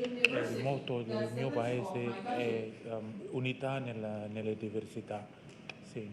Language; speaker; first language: Italian; non-native, learner; Indonesian